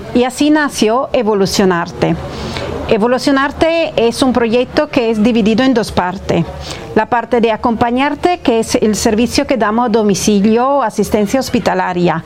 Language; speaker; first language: Spanish; non-native, fluent; Italian